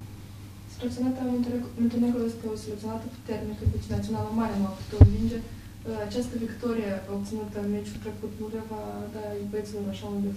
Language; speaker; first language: Romanian; native; Romanian